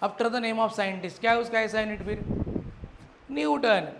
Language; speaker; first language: Hindi; non-native, local second language; Marathi